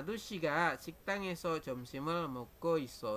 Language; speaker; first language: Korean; non-native, fluent; Indonesian